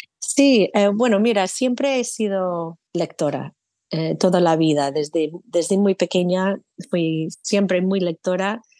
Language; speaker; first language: Spanish; non-native, fluent; English